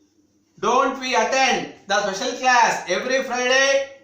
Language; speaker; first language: English; non-native, local second language; Telugu